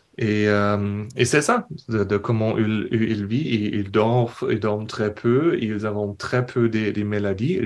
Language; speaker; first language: French; non-native, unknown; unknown